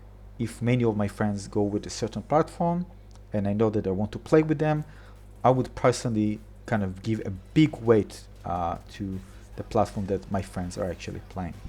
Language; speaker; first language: English; non-native, fluent; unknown